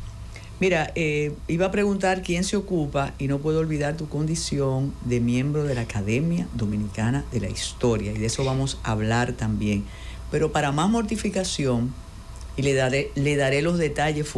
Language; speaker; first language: Spanish; native; Spanish